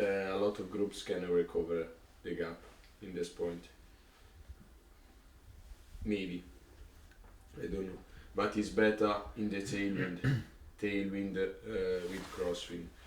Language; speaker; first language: English; non-native, learner; Italian